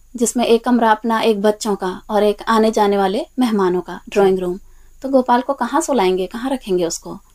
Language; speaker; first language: Hindi; native; Hindi